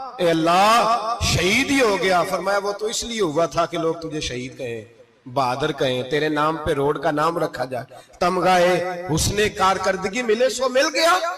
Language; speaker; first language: Urdu; non-native, local second language; Punjabi